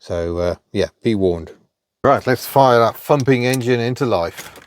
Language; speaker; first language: English; native; English